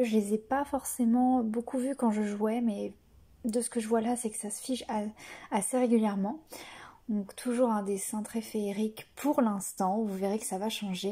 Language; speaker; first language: French; native; French